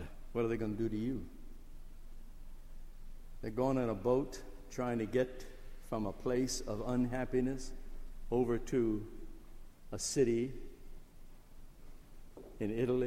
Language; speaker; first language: English; native; English